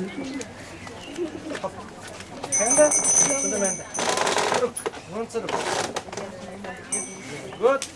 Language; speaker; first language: German; non-native, learner; Slovenian